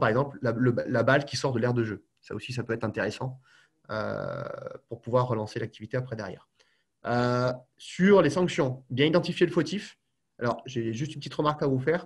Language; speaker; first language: French; native; French